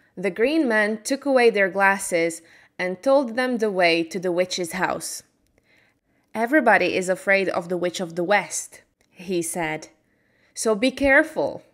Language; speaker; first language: English; non-native, fluent; Slovak